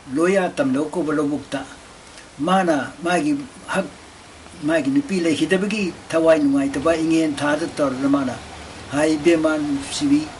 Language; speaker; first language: Manipuri; non-native, local second language; Tangkhul Naga (India)